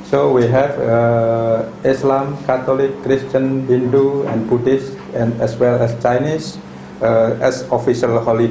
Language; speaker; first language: English; non-native, fluent; Indonesian